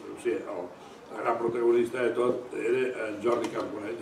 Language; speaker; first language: Catalan; native; Catalan